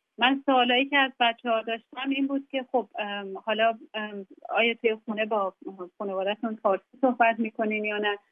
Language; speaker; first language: Persian; native; Persian